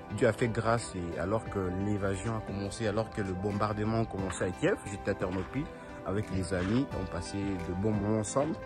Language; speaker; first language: French; non-native, local second language; Swahili